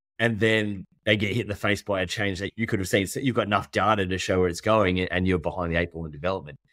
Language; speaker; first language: English; native; English